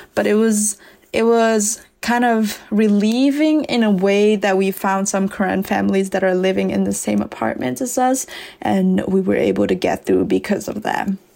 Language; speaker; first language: English; early bilingual, other home language; S'gaw Karen